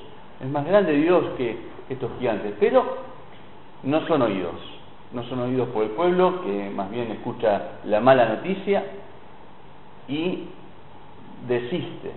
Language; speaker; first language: Spanish; native; Spanish